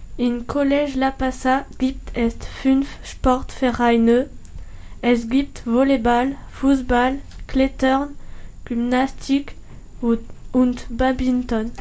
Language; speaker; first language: German; non-native, learner; French